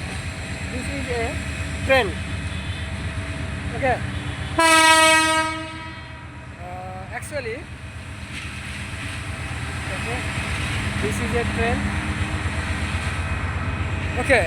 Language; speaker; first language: English; non-native, learner; Bangla